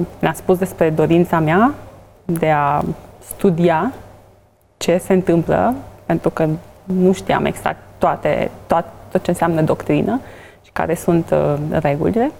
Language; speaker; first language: Romanian; native; Romanian